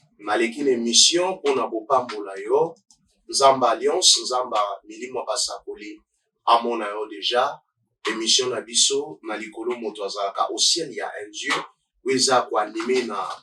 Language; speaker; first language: Lingala; native; Lingala